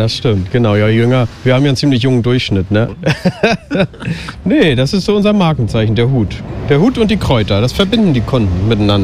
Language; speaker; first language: German; native; German